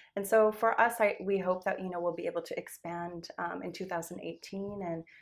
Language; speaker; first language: English; native; English